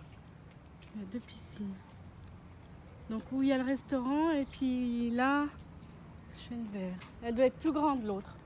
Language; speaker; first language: French; native; French